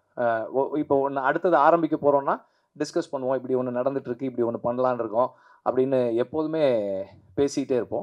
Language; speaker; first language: Tamil; native; Tamil